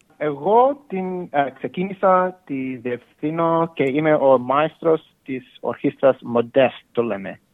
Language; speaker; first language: Greek; early bilingual, heritage; Greek